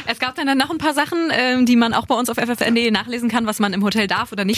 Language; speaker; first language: German; native; German